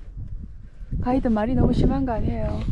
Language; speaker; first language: Korean; native; Korean